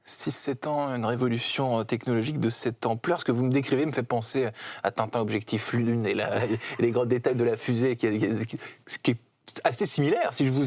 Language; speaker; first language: French; native; French